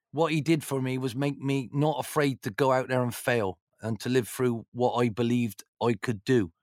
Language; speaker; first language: English; native; English